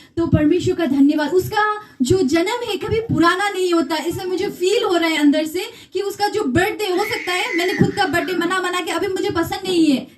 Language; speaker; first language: Hindi; non-native, local second language; Nepali